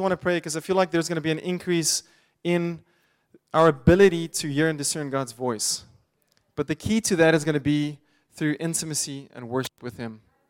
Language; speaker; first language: English; non-native, local second language; Afrikaans